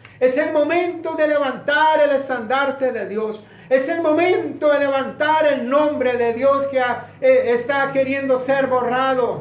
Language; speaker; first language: Spanish; native; Spanish